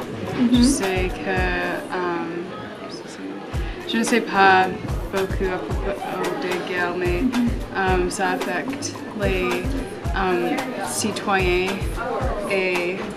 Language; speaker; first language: French; non-native, learner; English